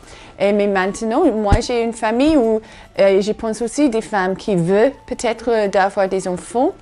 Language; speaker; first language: French; non-native, fluent; English